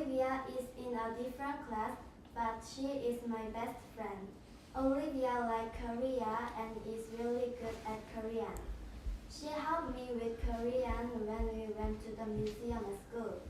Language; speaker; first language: English; non-native, learner; Korean